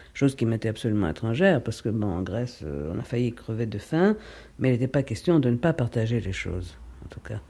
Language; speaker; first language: French; non-native, fluent; Greek